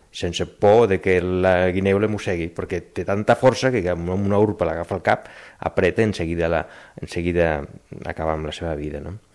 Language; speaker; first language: Catalan; native; Catalan